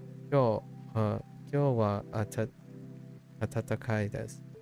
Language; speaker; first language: Japanese; non-native, learner; English